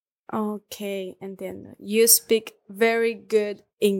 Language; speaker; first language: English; non-native, learner; Spanish